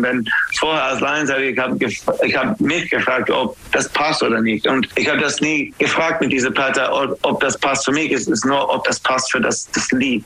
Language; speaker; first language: German; non-native, learner; English